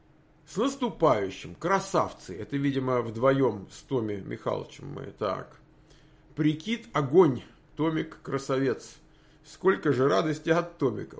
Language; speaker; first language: Russian; native; Russian